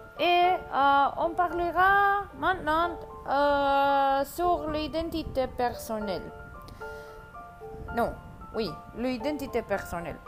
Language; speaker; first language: French; non-native, learner; Spanish